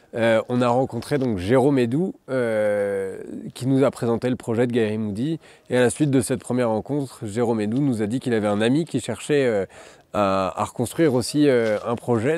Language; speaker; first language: French; native; French